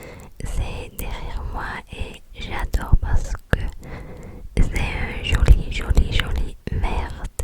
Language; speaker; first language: French; non-native, learner; English